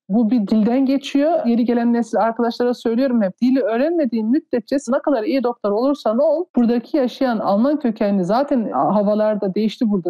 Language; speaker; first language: Turkish; early bilingual, heritage; Turkish